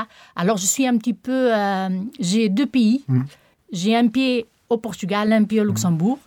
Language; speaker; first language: French; non-native, fluent; Portuguese